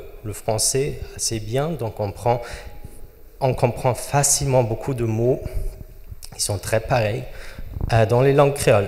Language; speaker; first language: French; non-native, fluent; German